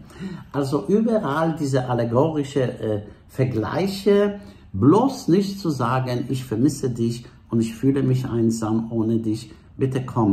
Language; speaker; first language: German; non-native, fluent; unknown